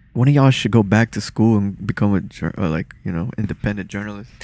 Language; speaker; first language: English; early bilingual, other home language; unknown